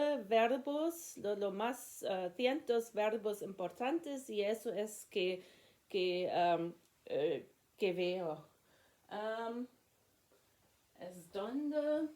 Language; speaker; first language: Spanish; non-native, learner; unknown